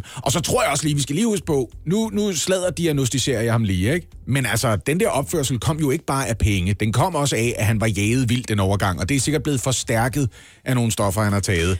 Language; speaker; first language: Danish; native; Danish